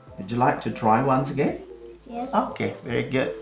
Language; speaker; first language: English; non-native, fluent; Indonesian